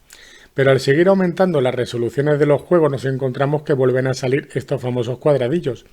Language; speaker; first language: Spanish; native; Spanish